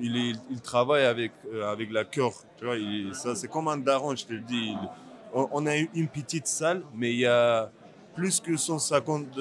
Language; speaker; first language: French; non-native, learner; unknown